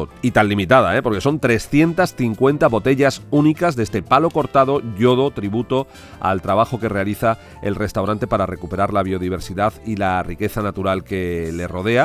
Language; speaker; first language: Spanish; native; Spanish